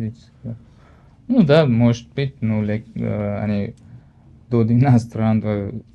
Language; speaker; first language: Russian; non-native, learner; Uzbek